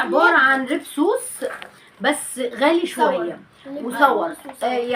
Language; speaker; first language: Arabic; native; Arabic